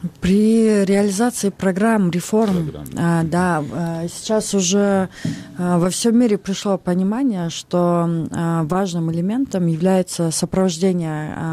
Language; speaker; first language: Russian; non-native, local second language; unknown